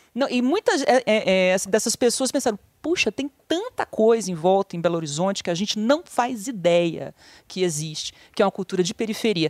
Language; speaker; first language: Portuguese; native; Portuguese